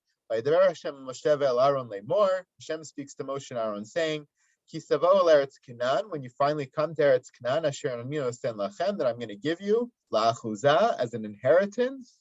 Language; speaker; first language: English; native; English